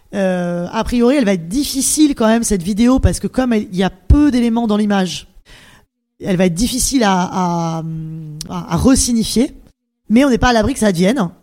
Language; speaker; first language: French; native; French